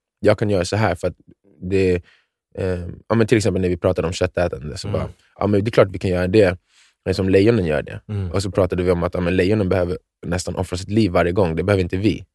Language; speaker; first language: Swedish; native; Swedish